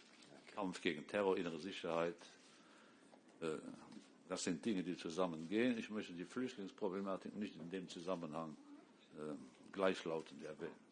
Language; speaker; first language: German; non-native, fluent; Luxembourgish